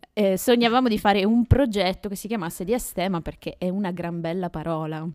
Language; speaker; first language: Italian; native; Italian